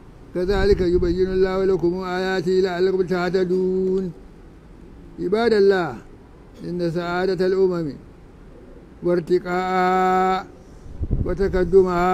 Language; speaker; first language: Arabic; non-native, fluent; Hausa